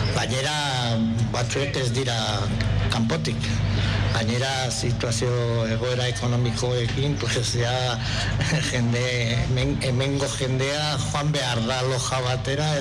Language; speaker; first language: Basque; non-native, local second language; Spanish